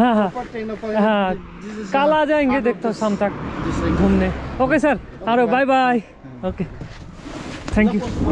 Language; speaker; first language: Hindi; non-native, local second language; Bangla